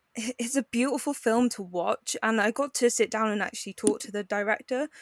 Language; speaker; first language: English; native; English